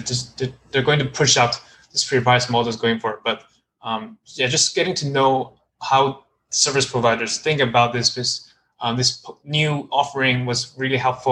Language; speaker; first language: English; non-native, local second language; Cantonese